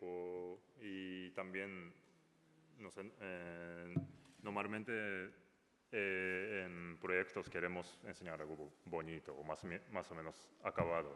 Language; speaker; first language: Spanish; non-native, learner; Japanese